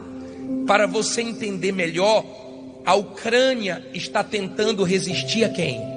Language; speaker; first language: Portuguese; native; Portuguese